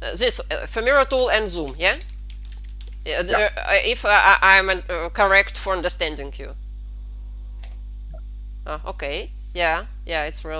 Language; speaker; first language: English; non-native, fluent; Russian